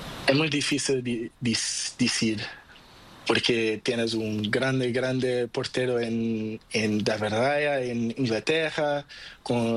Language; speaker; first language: Spanish; non-native, learner; Portuguese